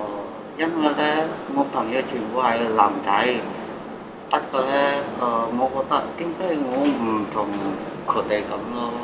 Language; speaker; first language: Cantonese; non-native, fluent; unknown